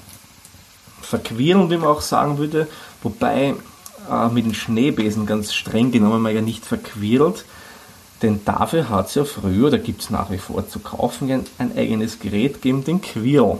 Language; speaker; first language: German; native; German